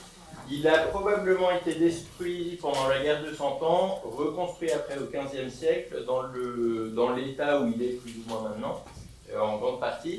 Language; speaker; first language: French; native; French